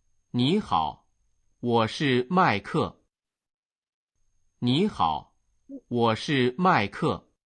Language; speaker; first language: Chinese; non-native, learner; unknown